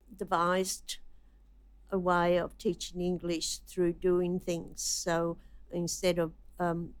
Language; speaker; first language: English; non-native, fluent; Italian